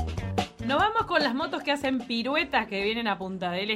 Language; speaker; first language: Spanish; native; Spanish